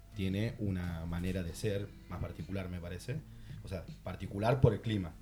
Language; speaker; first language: Spanish; native; Spanish